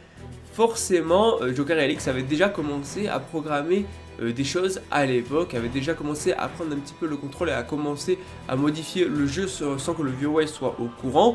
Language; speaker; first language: French; native; French